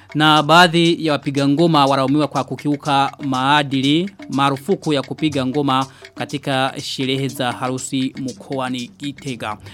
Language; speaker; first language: Swahili; non-native, local second language; Rundi